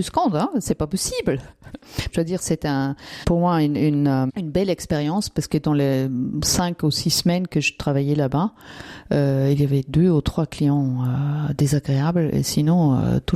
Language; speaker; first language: French; non-native, fluent; German